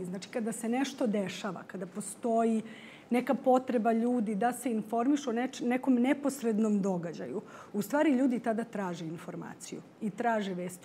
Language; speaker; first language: Bosnian; native; Bosnian